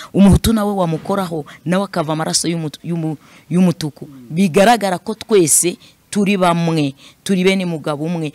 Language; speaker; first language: Kinyarwanda; non-native, fluent; Swahili